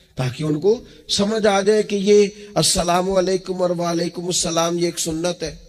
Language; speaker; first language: Urdu; non-native, local second language; Punjabi